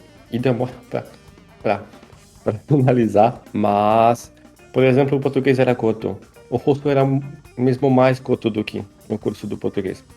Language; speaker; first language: Portuguese; non-native, fluent; Polish